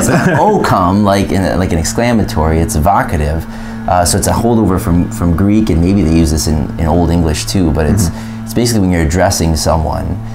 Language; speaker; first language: English; native; English